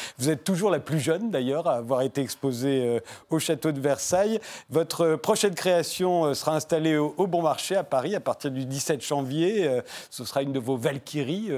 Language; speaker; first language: French; native; French